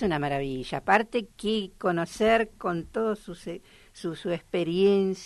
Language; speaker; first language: Spanish; native; Spanish